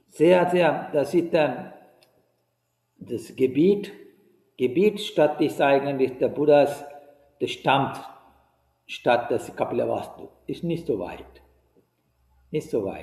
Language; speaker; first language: German; non-native, fluent; Sinhala